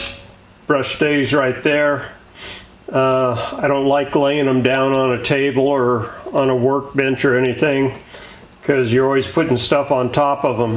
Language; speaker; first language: English; native; English